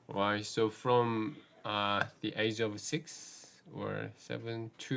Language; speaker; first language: English; non-native, learner; Korean